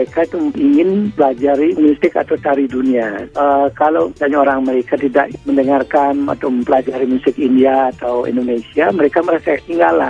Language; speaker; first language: Indonesian; non-native, local second language; Balinese